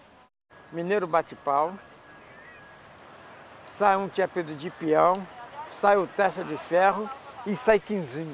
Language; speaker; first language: Portuguese; native; Portuguese